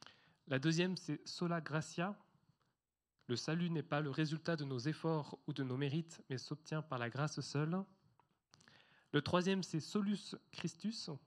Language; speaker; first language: French; native; French